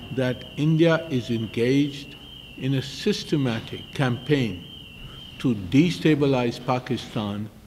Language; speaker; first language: English; non-native, local second language; Urdu